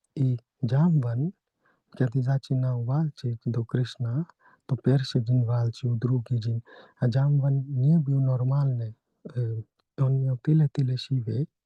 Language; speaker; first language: Polish; non-native, learner; Hindi